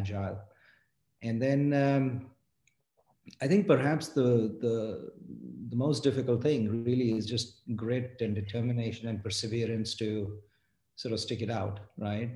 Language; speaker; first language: English; non-native, local second language; Gujarati